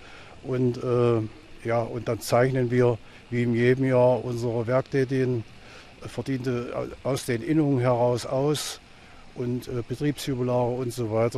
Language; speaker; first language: German; native; German